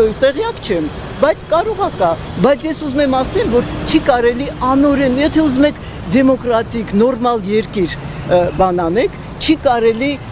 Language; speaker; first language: Armenian; native; Armenian